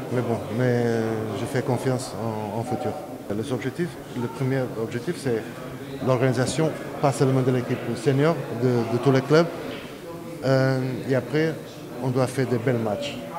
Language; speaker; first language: French; non-native, fluent; Portuguese